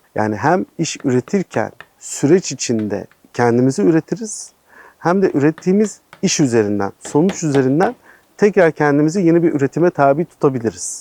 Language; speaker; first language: Turkish; native; Turkish